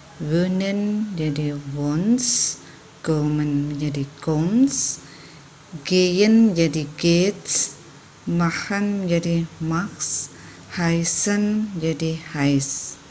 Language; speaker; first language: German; non-native, fluent; Indonesian